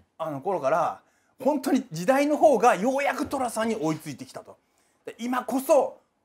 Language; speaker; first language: Japanese; native; Japanese